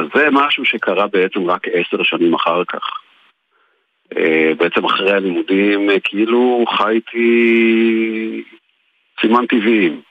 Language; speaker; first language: Hebrew; native; Hebrew